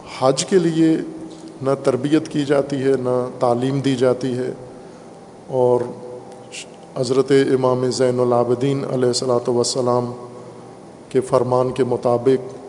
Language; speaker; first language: Urdu; non-native, local second language; Punjabi